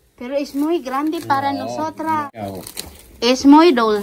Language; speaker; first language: Spanish; non-native, learner; Filipino